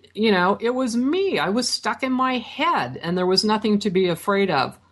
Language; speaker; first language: English; native; English